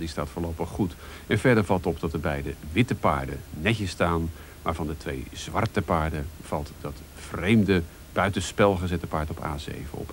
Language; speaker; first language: Dutch; native; Dutch